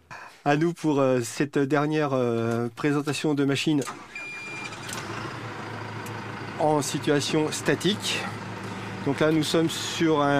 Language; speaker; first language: French; native; French